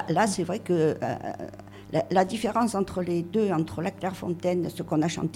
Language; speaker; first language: French; native; French